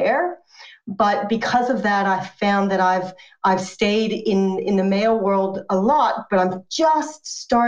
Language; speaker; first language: English; native; English